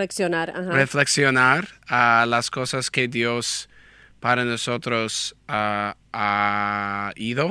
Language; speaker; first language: Spanish; non-native, learner; English